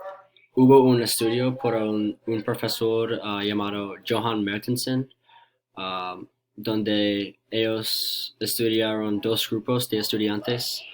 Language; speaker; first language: Spanish; non-native, learner; English